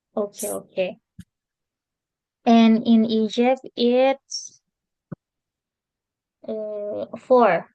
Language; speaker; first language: English; non-native, fluent; Indonesian